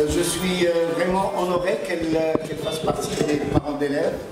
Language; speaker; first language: French; non-native, local second language; Arabic